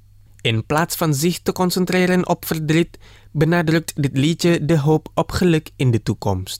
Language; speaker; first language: Dutch; non-native, fluent; Indonesian